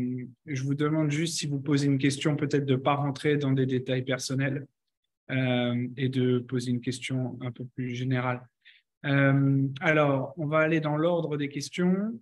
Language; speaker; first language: French; native; French